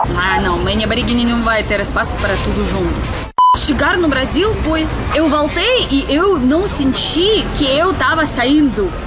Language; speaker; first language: Portuguese; non-native, learner; Russian